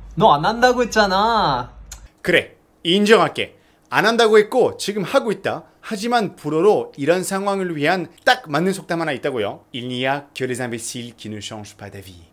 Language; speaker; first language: Korean; non-native, fluent; French